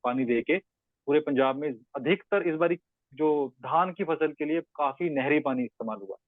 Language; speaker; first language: Hindi; non-native, local second language; Punjabi